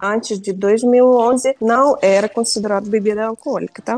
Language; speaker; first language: Portuguese; non-native, fluent; Russian